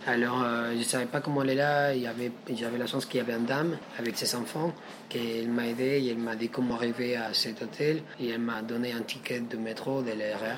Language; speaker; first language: French; non-native, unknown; Spanish